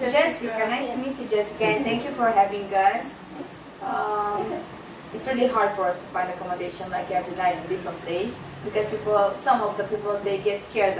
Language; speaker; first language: English; non-native, fluent; Romanian